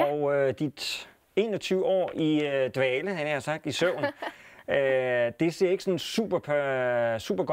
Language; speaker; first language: Danish; native; Danish